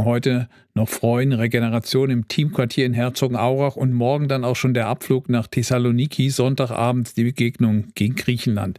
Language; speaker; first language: German; native; German